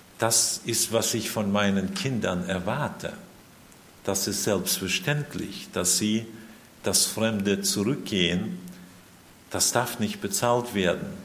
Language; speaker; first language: German; early bilingual, heritage; German